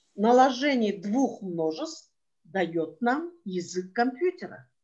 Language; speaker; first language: Russian; non-native, local second language; Kyrgyz